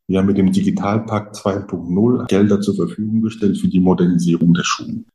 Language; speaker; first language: German; early bilingual, other home language; French